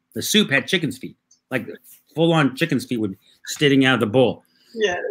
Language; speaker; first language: English; early bilingual, other home language; Spanish